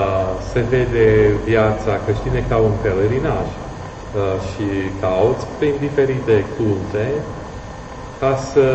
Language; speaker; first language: Romanian; non-native, fluent; English